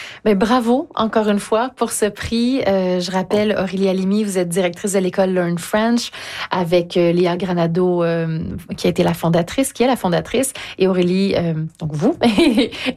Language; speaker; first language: French; native; French